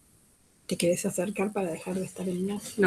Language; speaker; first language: Spanish; native; Spanish